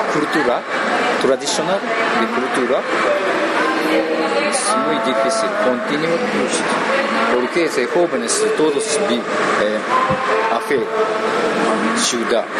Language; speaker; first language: Spanish; non-native, learner; Japanese